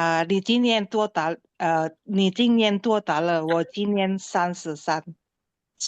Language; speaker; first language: Chinese; non-native, learner; Indonesian